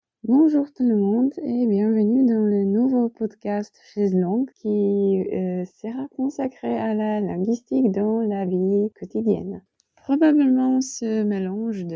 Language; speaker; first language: French; non-native, fluent; Polish